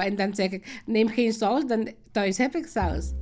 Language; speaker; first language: Dutch; non-native, fluent; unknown